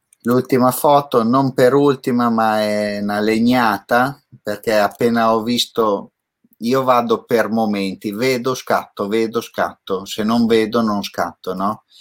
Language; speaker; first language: Italian; native; Italian